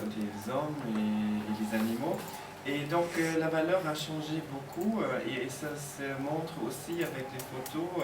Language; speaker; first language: French; non-native, learner; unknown